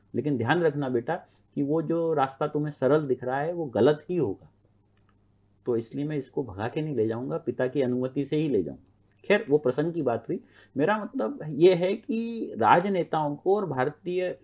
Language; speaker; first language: Hindi; native; Hindi